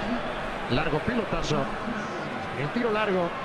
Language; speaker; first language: Spanish; native; Spanish